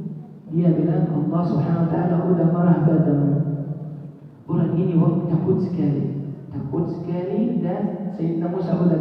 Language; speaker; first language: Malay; non-native, learner; Arabic